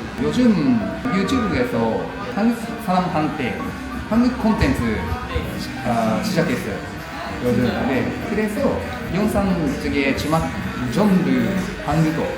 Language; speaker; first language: Korean; non-native, learner; Japanese